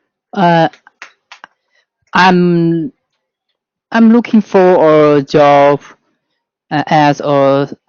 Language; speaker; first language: English; non-native, learner; Chinese